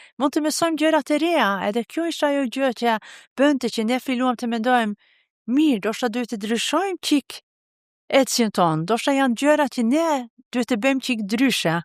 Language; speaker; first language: Albanian; non-native, fluent; Norwegian